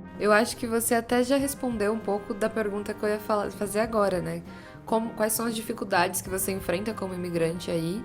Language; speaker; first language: Portuguese; native; Portuguese